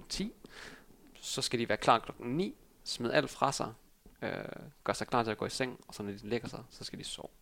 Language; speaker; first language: Danish; early bilingual, other home language; Vietnamese